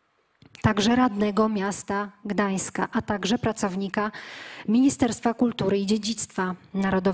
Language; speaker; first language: Polish; native; Polish